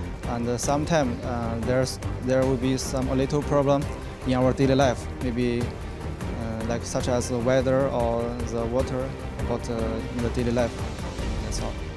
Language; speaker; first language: English; non-native, fluent; Chinese